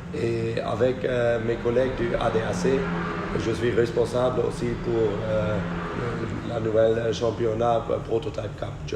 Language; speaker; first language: French; non-native, fluent; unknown